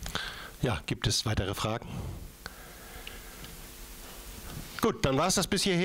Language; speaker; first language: German; native; German